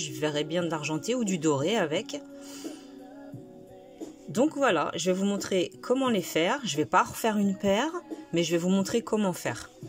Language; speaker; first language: French; native; French